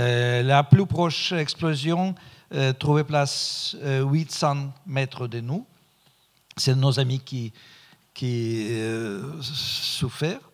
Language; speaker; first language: French; non-native, fluent; Russian